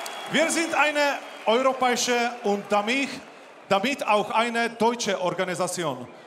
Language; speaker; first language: German; non-native, learner; Czech